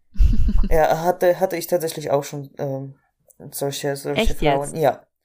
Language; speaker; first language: German; non-native, fluent; Polish